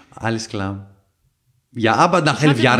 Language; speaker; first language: German; non-native, fluent; Greek